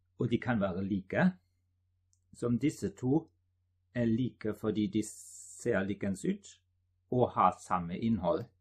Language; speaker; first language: Norwegian; non-native, fluent; German